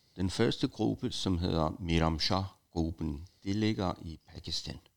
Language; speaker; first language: Danish; non-native, fluent; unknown